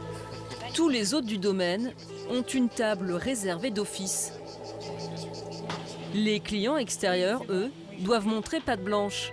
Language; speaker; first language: French; native; French